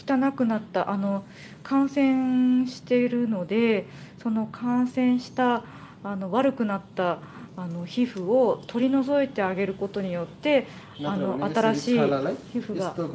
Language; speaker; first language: Japanese; native; Japanese